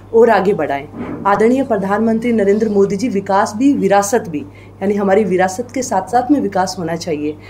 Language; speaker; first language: Hindi; native; Hindi